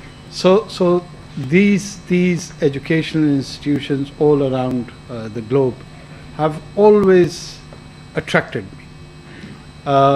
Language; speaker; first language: English; non-native, local second language; Pashto